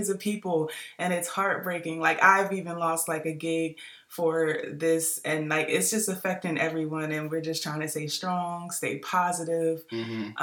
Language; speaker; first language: English; native; English